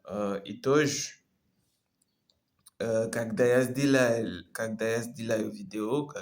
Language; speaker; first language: Russian; non-native, learner; French